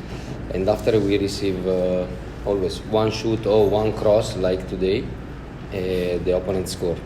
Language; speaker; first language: English; non-native, learner; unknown